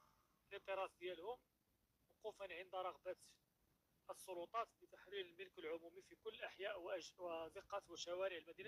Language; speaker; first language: Arabic; native; Arabic